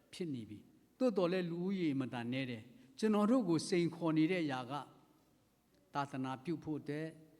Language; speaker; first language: Burmese; non-native, local second language; Tedim Chin